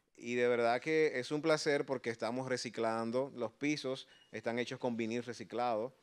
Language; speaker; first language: Spanish; native; Spanish